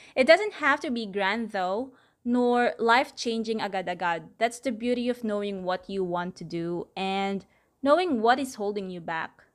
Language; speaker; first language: English; non-native, local second language; Filipino